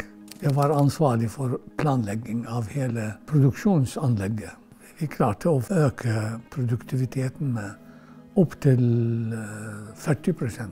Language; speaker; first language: Norwegian; non-native, fluent; Arabic